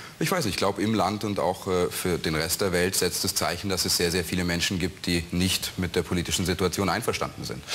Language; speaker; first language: German; native; German